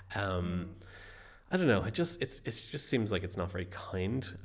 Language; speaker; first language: English; native; English